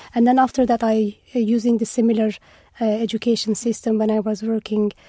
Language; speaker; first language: English; non-native, fluent; Turkish